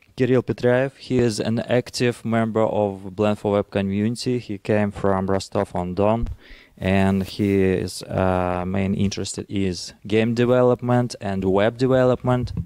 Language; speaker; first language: English; non-native, fluent; Russian